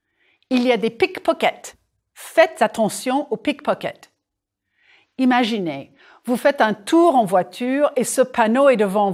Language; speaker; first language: French; non-native, fluent; English